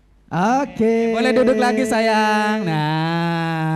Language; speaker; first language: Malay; non-native, local second language; Javanese